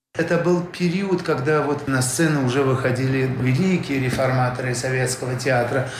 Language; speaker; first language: Russian; non-native, local second language; Tajik